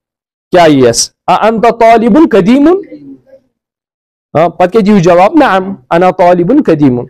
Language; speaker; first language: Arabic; non-native, fluent; Kashmiri